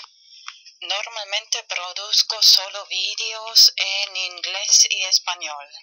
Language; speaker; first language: Spanish; non-native, fluent; German